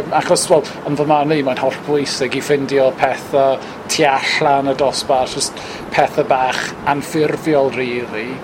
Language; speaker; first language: Welsh; non-native, fluent; English